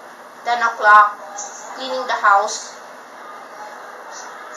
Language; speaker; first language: English; non-native, learner; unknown